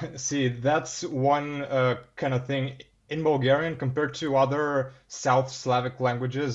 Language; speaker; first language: English; non-native, fluent; Bulgarian